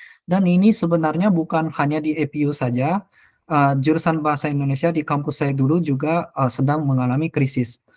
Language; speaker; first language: Indonesian; non-native, fluent; Japanese